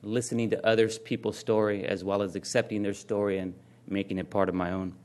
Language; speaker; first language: English; native; English